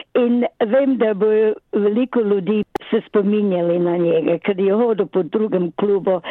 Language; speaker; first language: Slovenian; early bilingual, other home language; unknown